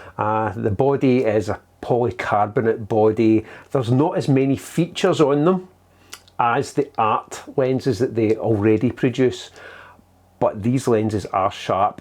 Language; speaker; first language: English; native; English